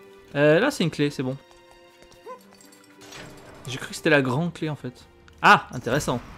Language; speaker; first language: French; native; French